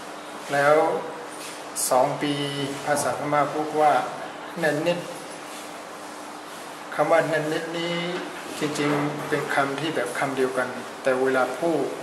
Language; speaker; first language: Thai; non-native, fluent; Burmese